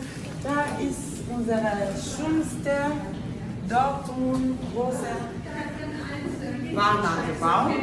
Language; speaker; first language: German; non-native, fluent; Lingala